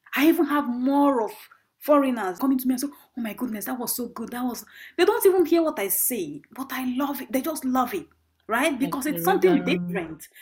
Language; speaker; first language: English; non-native, local second language; Igbo